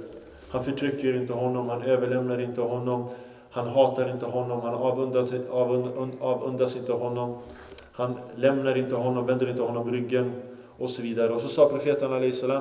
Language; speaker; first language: Swedish; non-native, local second language; Arabic